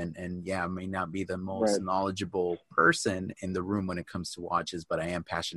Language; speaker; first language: English; native; English